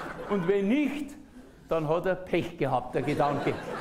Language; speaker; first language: German; native; German